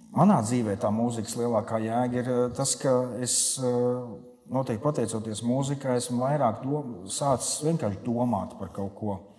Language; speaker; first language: Latvian; native; Latvian